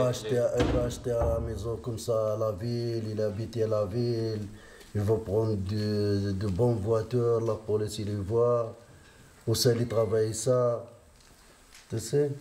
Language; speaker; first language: French; non-native, local second language; Arabic